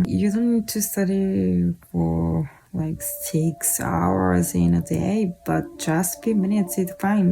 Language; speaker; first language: English; non-native, fluent; Japanese